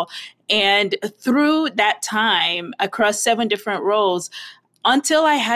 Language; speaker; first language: English; non-native, local second language; Yoruba